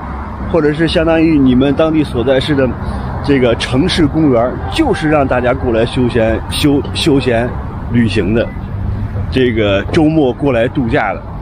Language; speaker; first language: Chinese; native; Chinese